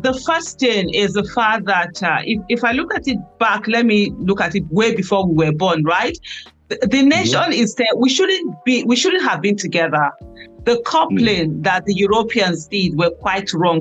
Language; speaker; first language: English; non-native, local second language; Hausa